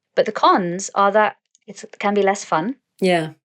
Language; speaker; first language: English; native; English